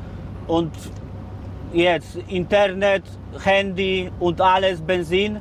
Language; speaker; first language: German; non-native, learner; Polish